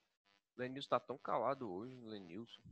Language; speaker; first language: Portuguese; native; Portuguese